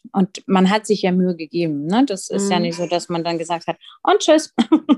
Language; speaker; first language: German; early bilingual, other home language; Russian